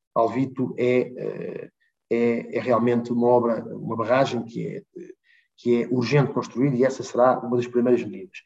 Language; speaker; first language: Portuguese; native; Portuguese